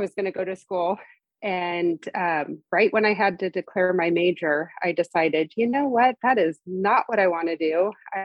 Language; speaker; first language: English; native; English